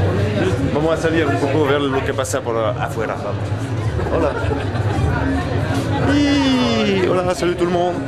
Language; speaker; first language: Spanish; non-native, fluent; French